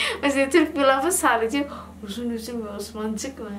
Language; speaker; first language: Turkish; non-native, learner; Indonesian